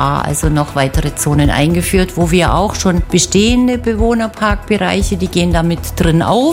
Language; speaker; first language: German; native; German